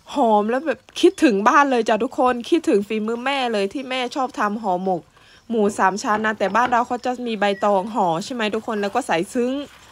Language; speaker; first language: Thai; native; Thai